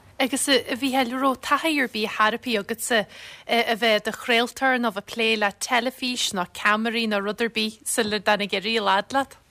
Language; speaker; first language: Irish; native; Irish